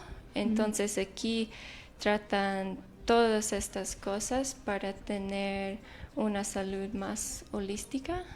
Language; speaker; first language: Spanish; non-native, fluent; English